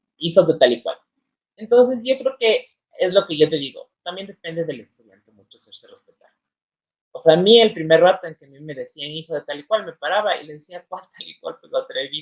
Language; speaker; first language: Spanish; native; Spanish